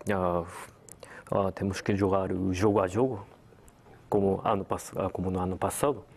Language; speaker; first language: Portuguese; non-native, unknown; Japanese